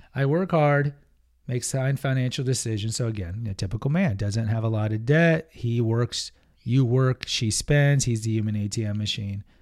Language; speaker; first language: English; early bilingual, other home language; Spanish